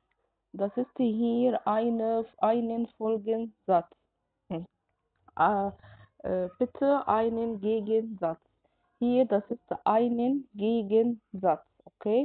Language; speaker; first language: German; non-native, fluent; Arabic